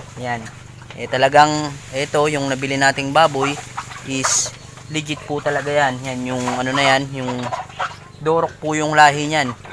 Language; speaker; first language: Filipino; native; Filipino